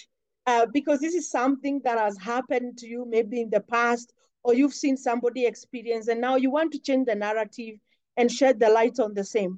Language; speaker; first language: English; non-native, local second language; Kikuyu